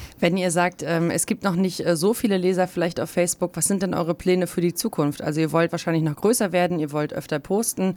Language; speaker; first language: German; native; German